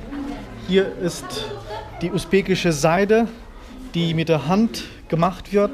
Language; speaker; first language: German; non-native, fluent; Uzbek